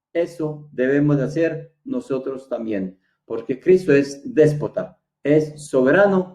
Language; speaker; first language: Spanish; native; Spanish